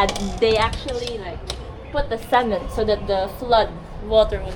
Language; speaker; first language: English; non-native, local second language; Filipino